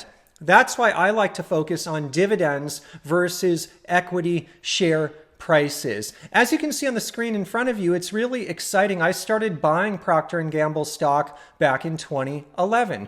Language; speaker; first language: English; native; English